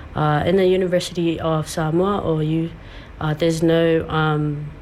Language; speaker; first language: English; early bilingual, other home language; Samoan